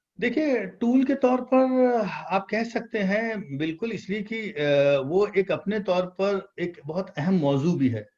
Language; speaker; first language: Urdu; native; Urdu